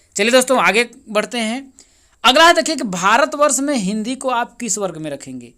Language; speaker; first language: Hindi; native; Hindi